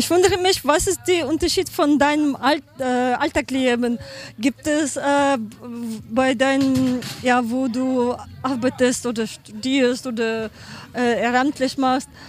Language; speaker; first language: German; non-native, learner; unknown